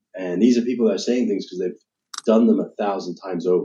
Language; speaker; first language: English; native; English